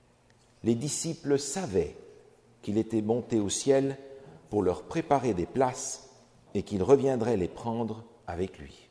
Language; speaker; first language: French; native; French